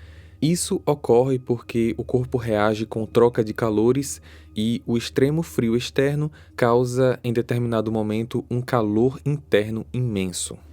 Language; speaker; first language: Portuguese; native; Portuguese